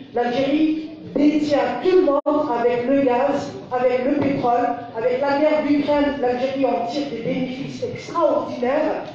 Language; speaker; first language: French; non-native, local second language; Kabyle